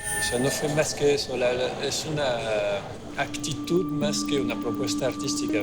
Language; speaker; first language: Spanish; non-native, fluent; Dutch